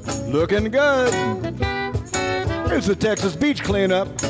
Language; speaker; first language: English; native; English